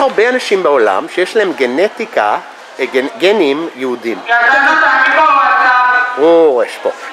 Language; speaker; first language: Hebrew; non-native, fluent; English